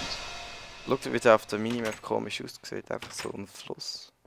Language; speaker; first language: German; native; German